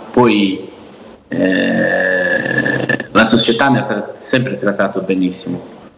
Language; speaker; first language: Italian; non-native, fluent; Portuguese